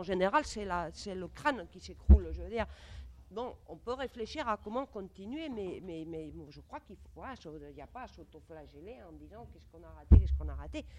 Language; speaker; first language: French; non-native, fluent; Spanish